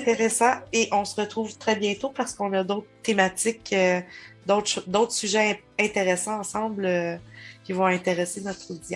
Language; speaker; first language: French; native; French